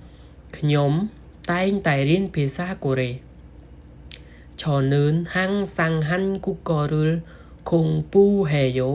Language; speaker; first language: Korean; non-native, learner; Khmer